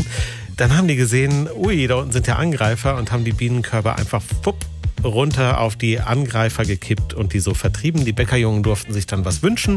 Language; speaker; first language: German; native; German